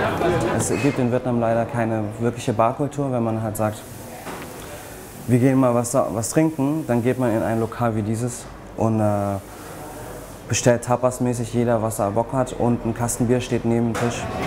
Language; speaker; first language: German; native; German